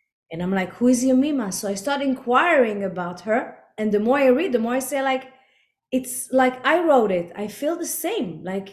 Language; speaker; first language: English; non-native, fluent; Hebrew